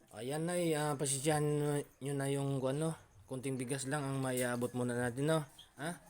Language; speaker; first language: Filipino; non-native, local second language; Cebuano